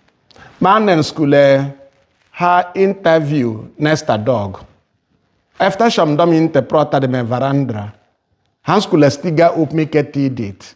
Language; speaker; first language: Swedish; non-native, fluent; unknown